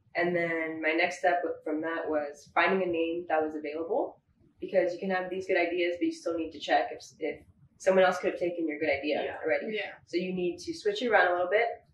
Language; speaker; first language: English; native; English